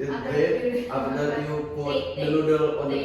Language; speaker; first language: English; non-native, learner; Indonesian